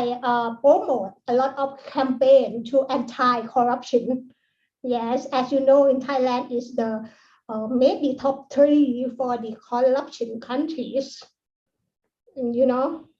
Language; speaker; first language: English; non-native, learner; Thai